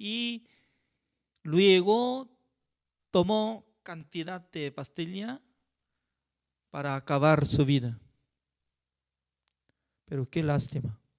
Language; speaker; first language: Spanish; non-native, fluent; Korean